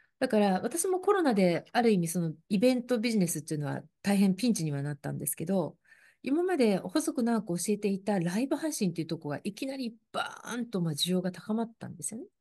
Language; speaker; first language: Japanese; native; Japanese